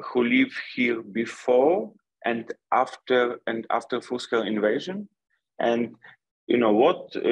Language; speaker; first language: English; non-native, learner; Ukrainian